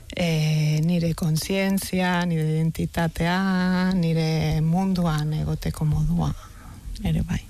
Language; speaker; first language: Basque; non-native, fluent; Spanish